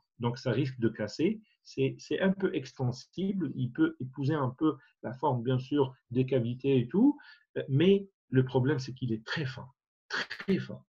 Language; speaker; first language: French; non-native, local second language; Arabic